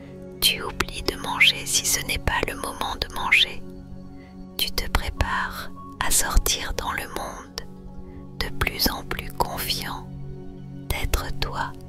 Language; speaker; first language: French; native; French